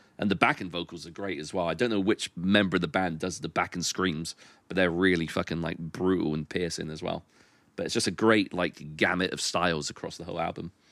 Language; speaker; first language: English; native; English